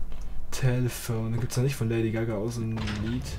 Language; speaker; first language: German; native; German